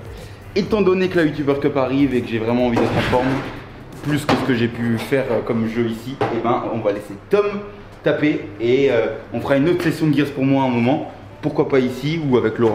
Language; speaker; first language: French; native; French